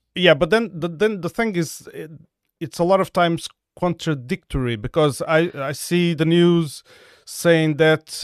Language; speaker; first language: English; non-native, fluent; Portuguese